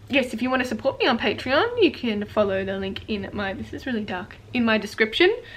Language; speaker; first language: English; native; English